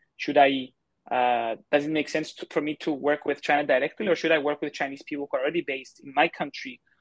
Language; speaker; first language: English; non-native, fluent; Greek